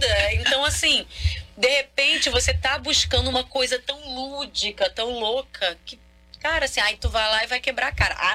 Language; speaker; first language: Portuguese; non-native, local second language; Kabuverdianu